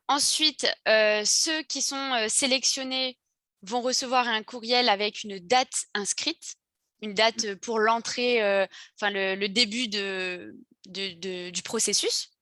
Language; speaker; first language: French; native; French